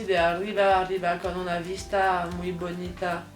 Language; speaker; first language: Spanish; non-native, fluent; French